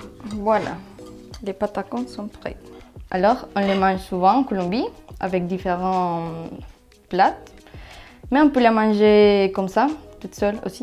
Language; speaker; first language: French; non-native, fluent; Spanish